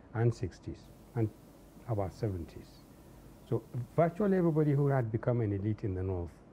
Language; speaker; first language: English; non-native, local second language; Hausa